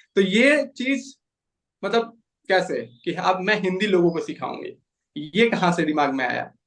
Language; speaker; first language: Hindi; native; Hindi